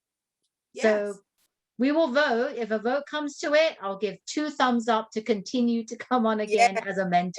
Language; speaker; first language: English; native; English